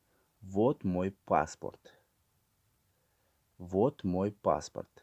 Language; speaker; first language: Russian; non-native, learner; Tajik